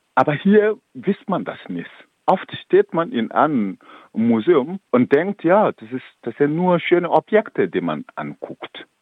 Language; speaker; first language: German; non-native, fluent; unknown